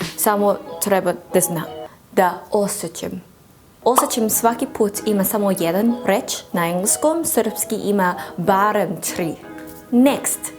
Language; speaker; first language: Croatian; non-native, learner; English